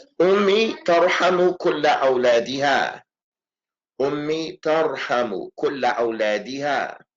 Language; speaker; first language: Arabic; non-native, fluent; English